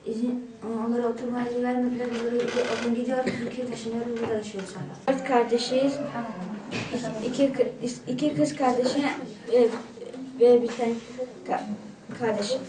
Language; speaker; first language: Turkish; non-native, learner; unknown